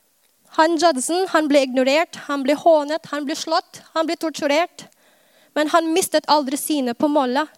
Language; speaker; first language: Norwegian; non-native, fluent; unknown